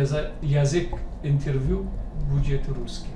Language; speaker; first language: Russian; non-native, fluent; English